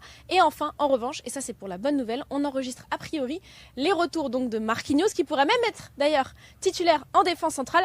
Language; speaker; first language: French; native; French